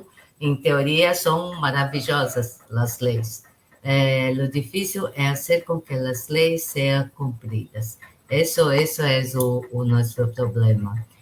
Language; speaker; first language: Spanish; non-native, local second language; Portuguese